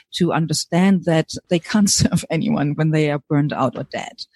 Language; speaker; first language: English; non-native, fluent; German